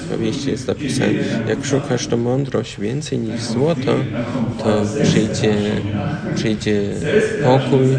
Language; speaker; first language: Polish; early bilingual, heritage; Polish